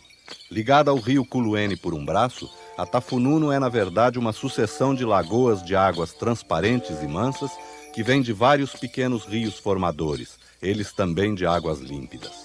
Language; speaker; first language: Portuguese; native; Portuguese